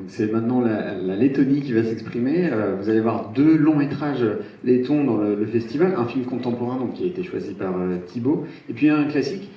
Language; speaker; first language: French; native; French